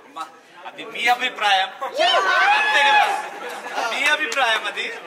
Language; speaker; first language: Telugu; non-native, local second language; Hindi